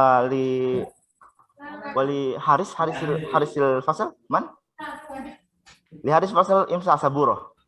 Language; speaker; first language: Arabic; non-native, fluent; Indonesian